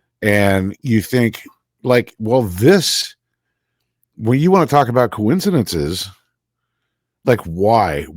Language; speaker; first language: English; native; English